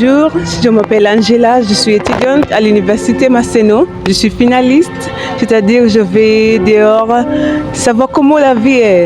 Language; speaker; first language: French; non-native, fluent; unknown